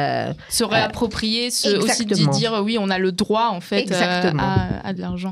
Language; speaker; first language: French; native; French